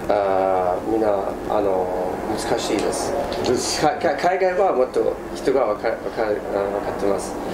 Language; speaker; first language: Japanese; non-native, fluent; German